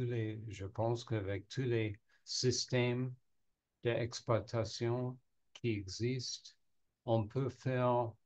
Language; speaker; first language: French; non-native, learner; English